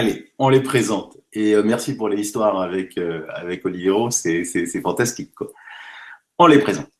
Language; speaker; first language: French; native; French